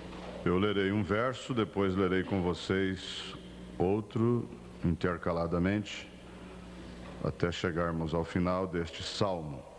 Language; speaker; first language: Portuguese; native; Portuguese